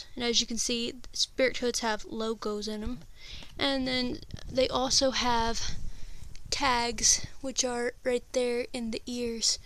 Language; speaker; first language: English; native; English